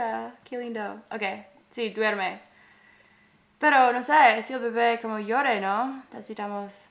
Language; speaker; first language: Spanish; non-native, learner; English